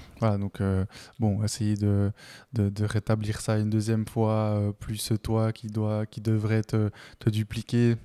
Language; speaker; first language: French; early bilingual, other home language; Spanish